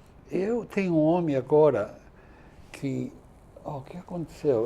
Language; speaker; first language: Portuguese; non-native, fluent; English